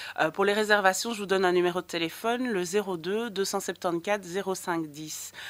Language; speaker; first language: French; native; French